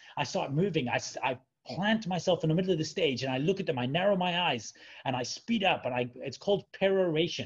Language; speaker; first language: English; native; English